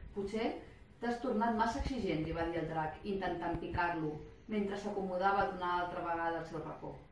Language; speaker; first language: Catalan; native; Catalan